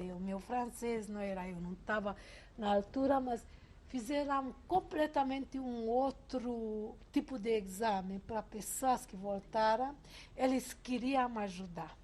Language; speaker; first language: Portuguese; non-native, fluent; Hungarian